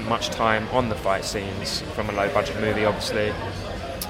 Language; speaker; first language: English; native; English